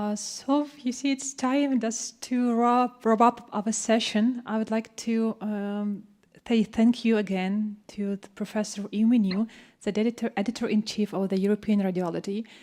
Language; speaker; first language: English; non-native, fluent; Ukrainian